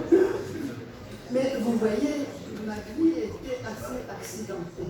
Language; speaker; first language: French; non-native, fluent; Polish